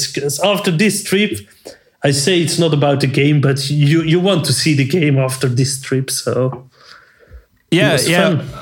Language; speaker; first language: English; non-native, fluent; Dutch